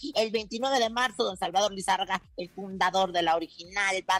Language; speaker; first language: Spanish; native; Spanish